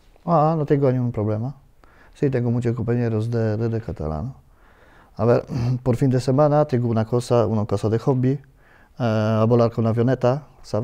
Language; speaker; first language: Spanish; non-native, learner; Polish